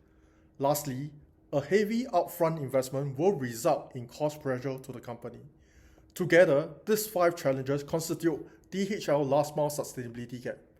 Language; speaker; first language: English; non-native, learner; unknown